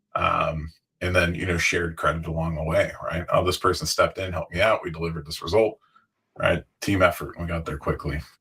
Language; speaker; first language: English; native; English